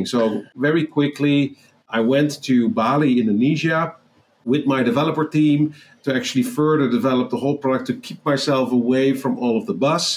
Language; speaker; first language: English; non-native, fluent; Dutch